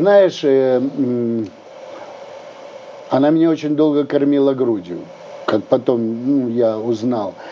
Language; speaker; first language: Russian; native; Russian